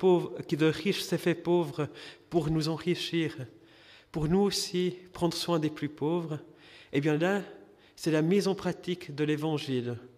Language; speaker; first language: French; native; French